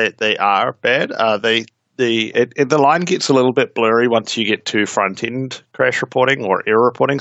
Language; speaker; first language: English; native; English